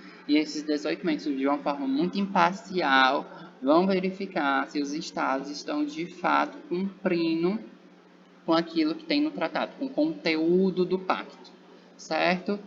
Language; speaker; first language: Portuguese; native; Portuguese